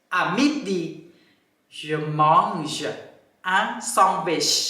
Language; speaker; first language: French; non-native, fluent; Thai